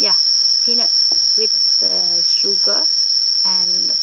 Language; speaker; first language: English; non-native, learner; Vietnamese